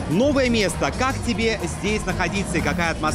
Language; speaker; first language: Russian; native; Russian